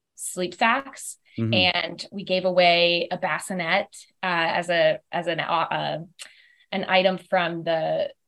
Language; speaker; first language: English; native; English